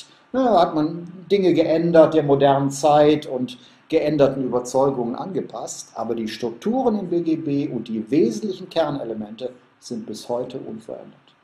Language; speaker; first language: German; native; German